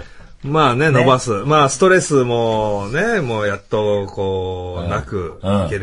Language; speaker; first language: Japanese; native; Japanese